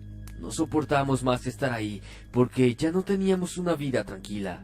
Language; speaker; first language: Spanish; native; Spanish